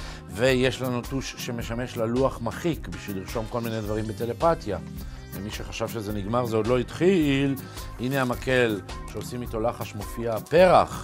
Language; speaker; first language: Hebrew; native; Hebrew